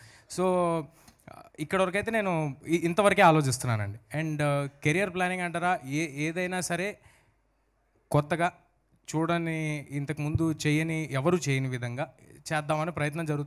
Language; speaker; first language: Telugu; native; Telugu